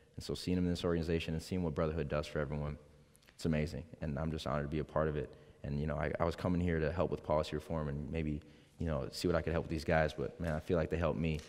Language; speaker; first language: English; native; English